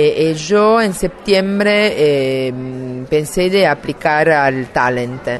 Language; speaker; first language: Spanish; non-native, fluent; Italian